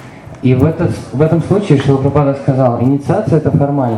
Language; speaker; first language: Russian; native; Russian